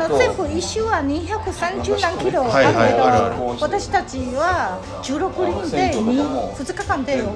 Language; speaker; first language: Japanese; non-native, fluent; Chinese